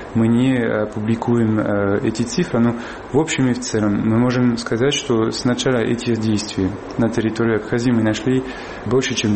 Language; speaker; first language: Russian; non-native, fluent; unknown